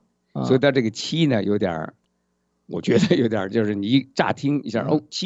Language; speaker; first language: Chinese; native; Chinese